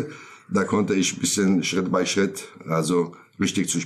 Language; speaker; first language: German; non-native, learner; Kurdish